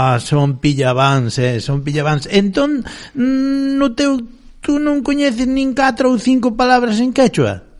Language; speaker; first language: Galician; native; Galician